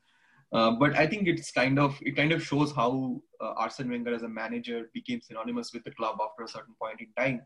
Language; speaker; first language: English; non-native, local second language; Bangla